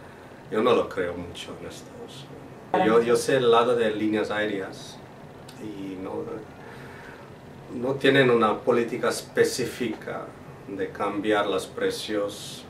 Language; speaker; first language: Spanish; non-native, fluent; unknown